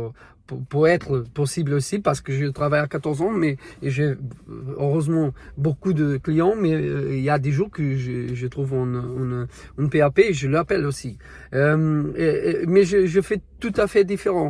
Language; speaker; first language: French; non-native, learner; Portuguese